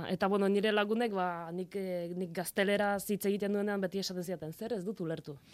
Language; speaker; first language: Basque; non-native, fluent; Polish